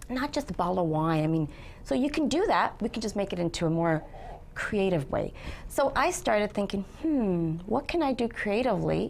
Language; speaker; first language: English; native; English